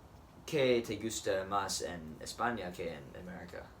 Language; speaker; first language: Spanish; non-native, learner; English